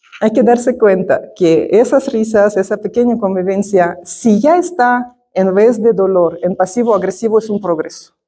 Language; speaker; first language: Spanish; non-native, fluent; Russian